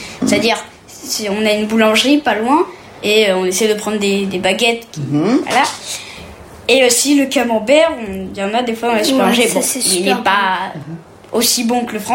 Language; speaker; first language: French; early bilingual, heritage; French